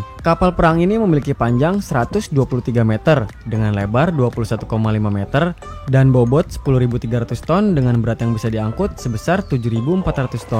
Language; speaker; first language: Indonesian; native; Indonesian